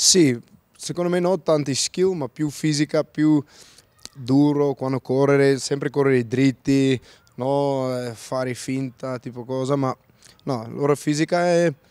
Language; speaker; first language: Italian; non-native, learner; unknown